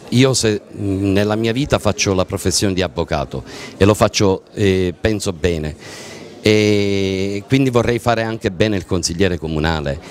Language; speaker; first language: Italian; native; Italian